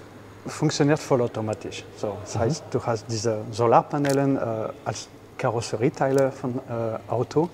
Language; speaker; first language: German; non-native, fluent; French